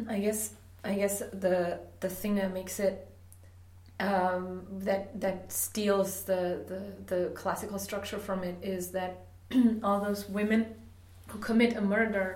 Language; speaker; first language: English; non-native, fluent; German